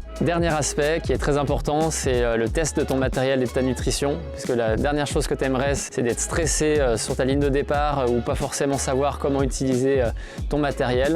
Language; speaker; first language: French; native; French